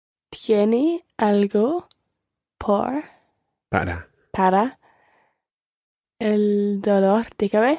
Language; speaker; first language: Spanish; non-native, learner; English